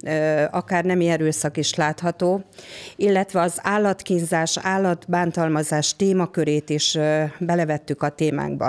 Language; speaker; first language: Hungarian; native; Hungarian